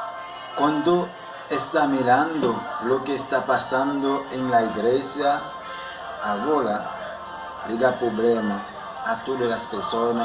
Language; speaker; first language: Spanish; non-native, learner; Haitian Creole